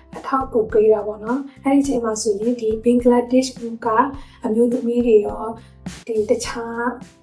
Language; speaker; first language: Burmese; non-native, local second language; S'gaw Karen